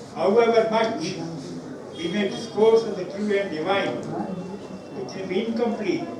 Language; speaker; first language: English; non-native, local second language; Urdu